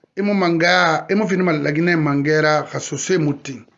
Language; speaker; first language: French; non-native, local second language; Susu